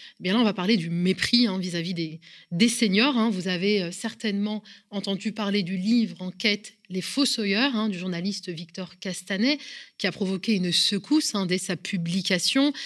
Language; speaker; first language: French; native; French